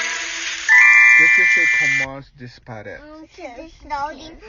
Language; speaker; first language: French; non-native, fluent; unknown